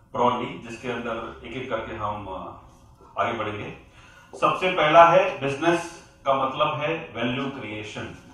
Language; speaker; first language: Hindi; non-native, local second language; Gujarati